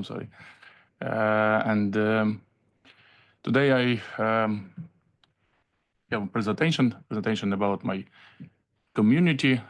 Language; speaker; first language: English; non-native, learner; Ukrainian